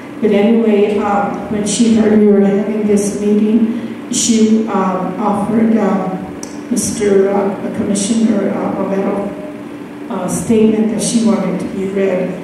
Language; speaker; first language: English; native; English